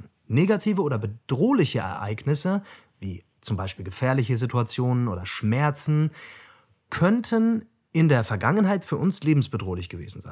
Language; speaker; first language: German; native; German